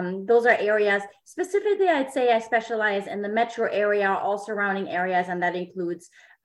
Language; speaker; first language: English; non-native, fluent; German